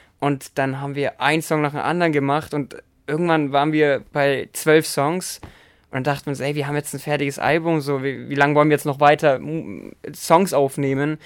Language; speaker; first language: German; native; German